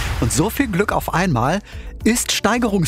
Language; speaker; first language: German; native; German